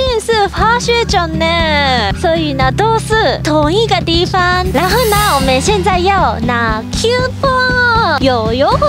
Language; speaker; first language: Chinese; non-native, fluent; Japanese